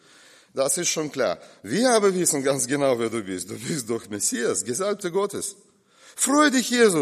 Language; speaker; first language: German; non-native, fluent; Russian